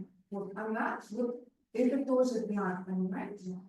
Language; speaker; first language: Russian; non-native, local second language; Uzbek